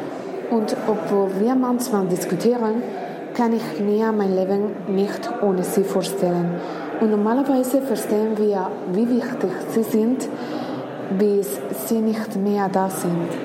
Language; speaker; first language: German; non-native, learner; Spanish